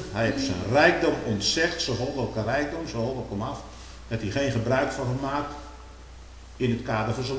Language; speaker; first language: Dutch; native; Dutch